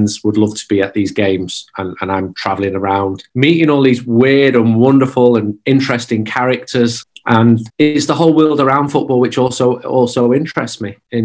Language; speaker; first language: English; native; English